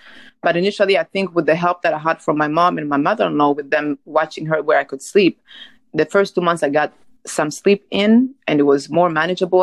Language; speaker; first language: English; non-native, local second language; Kinyarwanda